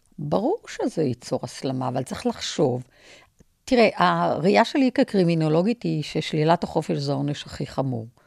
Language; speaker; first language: Hebrew; native; Hebrew